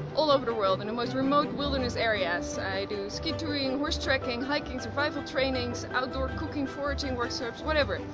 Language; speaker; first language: English; non-native, fluent; Dutch